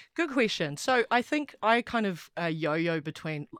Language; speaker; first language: English; native; English